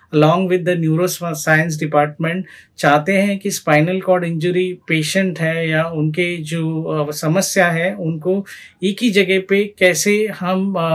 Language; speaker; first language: Hindi; non-native, local second language; Marathi